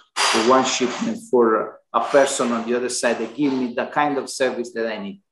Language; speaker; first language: English; non-native, learner; Italian